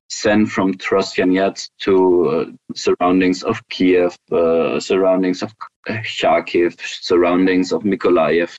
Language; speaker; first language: English; non-native, fluent; German